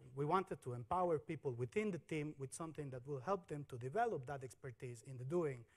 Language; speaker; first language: English; non-native, fluent; Spanish